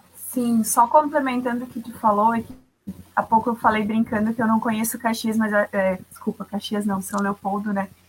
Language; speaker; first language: Portuguese; native; Portuguese